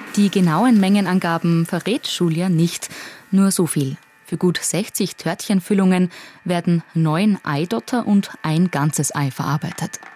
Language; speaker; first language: German; native; German